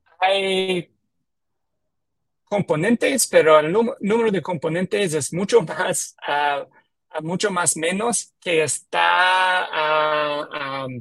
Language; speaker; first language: Spanish; non-native, learner; English